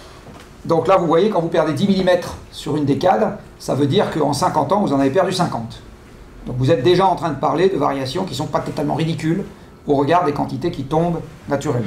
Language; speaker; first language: French; native; French